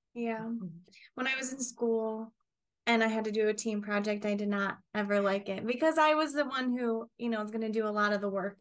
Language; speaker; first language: English; native; English